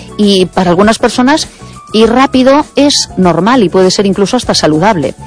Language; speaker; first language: Spanish; native; Spanish